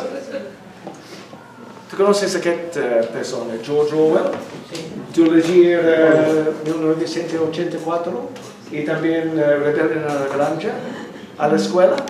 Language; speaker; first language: Spanish; non-native, learner; English